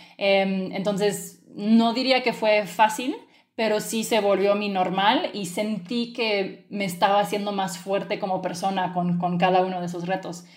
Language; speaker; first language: Spanish; early bilingual, other home language; French